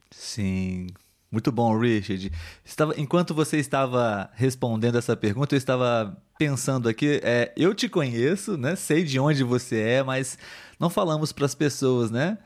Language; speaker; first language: Portuguese; native; Portuguese